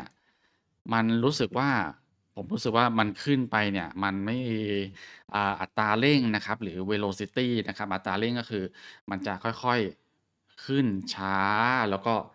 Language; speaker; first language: Thai; native; Thai